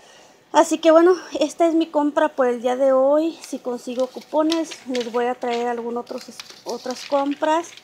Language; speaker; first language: Spanish; native; Spanish